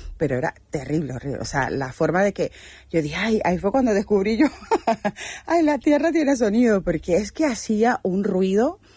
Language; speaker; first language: Spanish; native; Spanish